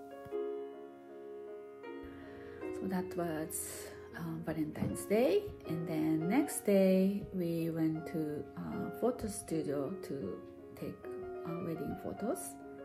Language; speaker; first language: English; non-native, fluent; Japanese